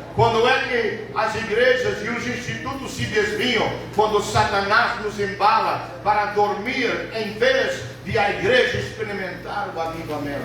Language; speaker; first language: Portuguese; early bilingual, other home language; English